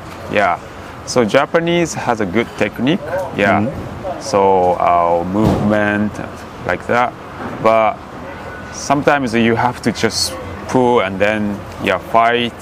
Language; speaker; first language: English; non-native, learner; Japanese